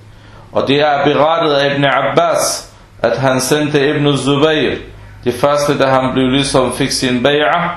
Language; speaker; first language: Danish; early bilingual, other home language; Arabic